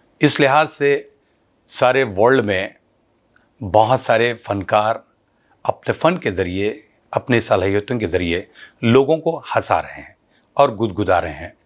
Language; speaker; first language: Hindi; non-native, local second language; Urdu